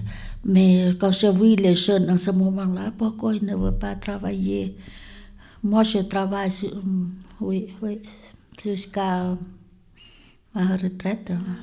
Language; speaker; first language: French; non-native, learner; Lao